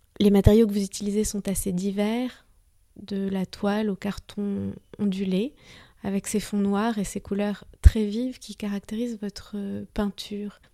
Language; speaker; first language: French; native; French